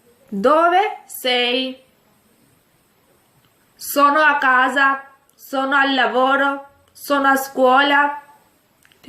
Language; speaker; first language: Italian; non-native, fluent; Urdu